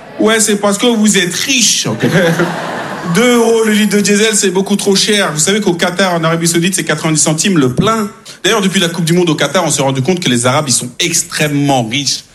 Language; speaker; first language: French; early bilingual, other home language; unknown